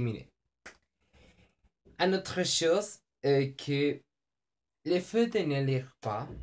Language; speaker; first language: French; non-native, learner; Spanish